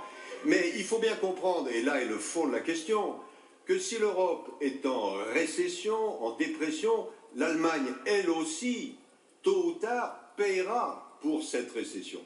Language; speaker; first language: French; native; French